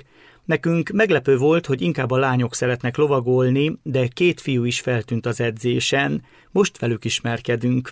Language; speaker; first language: Hungarian; native; Hungarian